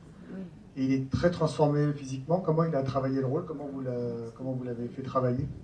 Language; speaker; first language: French; native; French